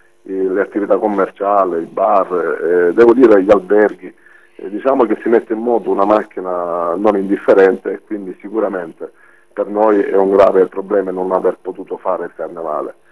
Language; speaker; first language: Italian; native; Italian